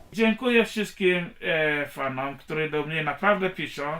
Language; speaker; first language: Polish; non-native, fluent; Igbo